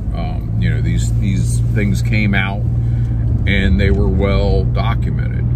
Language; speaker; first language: English; native; English